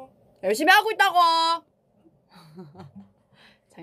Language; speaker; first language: Korean; non-native, fluent; Chinese